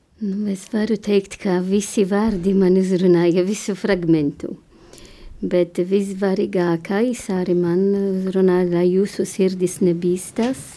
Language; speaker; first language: Latvian; non-native, learner; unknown